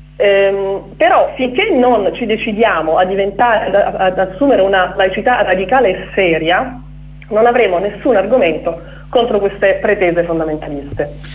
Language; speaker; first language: Italian; native; Italian